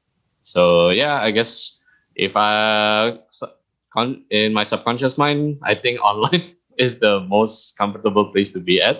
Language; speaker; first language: English; early bilingual, other home language; Indonesian